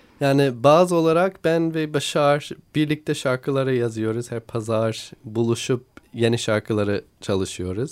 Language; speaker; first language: Turkish; non-native, learner; English